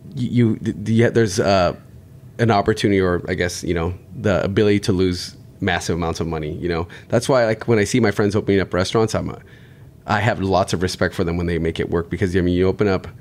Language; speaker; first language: English; native; English